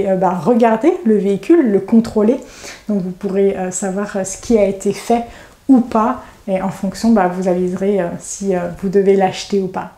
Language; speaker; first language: French; native; French